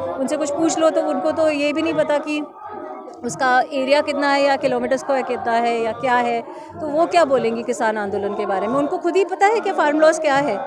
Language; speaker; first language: Hindi; non-native, local second language; Bangla